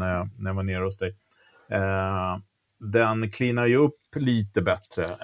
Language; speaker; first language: Swedish; native; Swedish